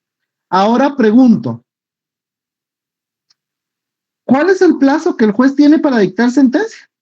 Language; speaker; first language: Spanish; native; Spanish